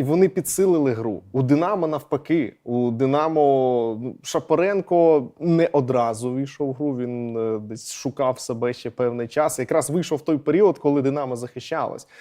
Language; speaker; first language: Ukrainian; native; Ukrainian